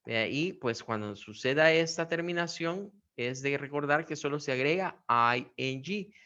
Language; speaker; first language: Spanish; native; Spanish